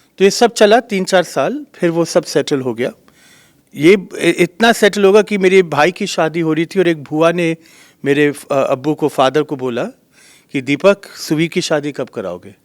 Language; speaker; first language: Hindi; native; Hindi